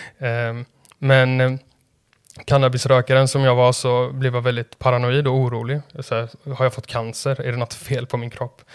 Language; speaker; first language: Swedish; native; Swedish